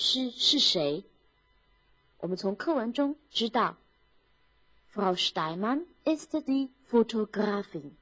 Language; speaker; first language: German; non-native, fluent; Chinese